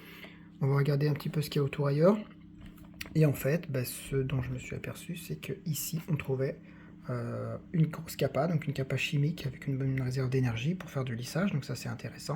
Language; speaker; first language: French; native; French